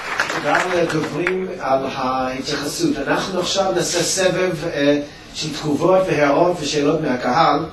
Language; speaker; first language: Hebrew; native; Hebrew